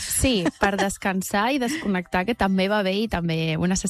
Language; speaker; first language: Catalan; native; Catalan